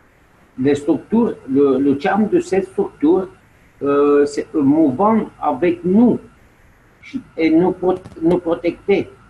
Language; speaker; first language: French; non-native, learner; Romanian